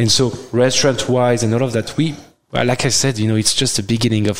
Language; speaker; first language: English; non-native, fluent; French